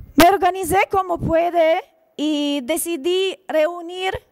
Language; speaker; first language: Spanish; non-native, fluent; Ukrainian